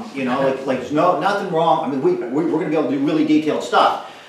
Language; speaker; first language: English; native; English